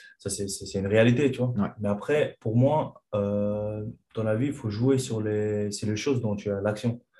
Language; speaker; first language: French; non-native, fluent; Chechen